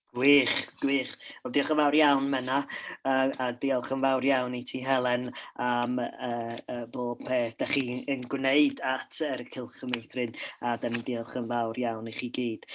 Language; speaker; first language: Welsh; non-native, local second language; English